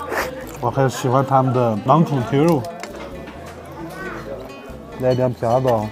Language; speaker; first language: Chinese; non-native, local second language; Uyghur